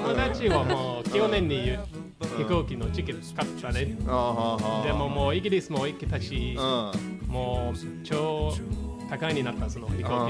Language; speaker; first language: Japanese; non-native, fluent; English